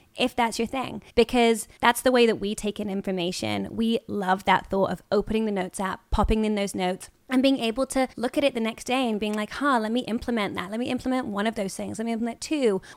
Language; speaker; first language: English; native; English